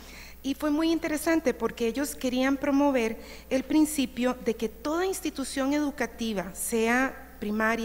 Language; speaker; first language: Spanish; native; Spanish